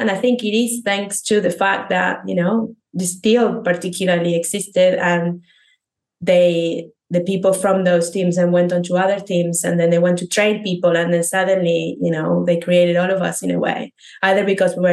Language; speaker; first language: English; non-native, fluent; Spanish